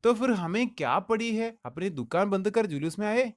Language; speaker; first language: Hindi; non-native, local second language; Malayalam